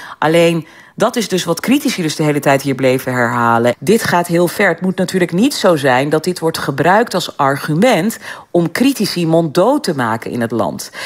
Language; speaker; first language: Dutch; early bilingual, other home language; Turkish